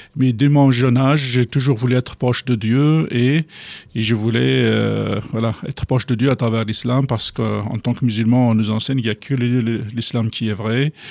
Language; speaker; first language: French; non-native, local second language; Kabyle